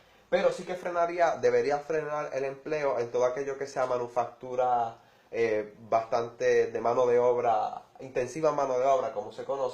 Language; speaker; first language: Spanish; native; Spanish